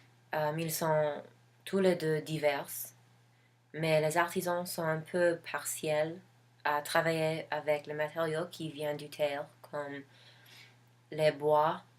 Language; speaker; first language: French; non-native, learner; English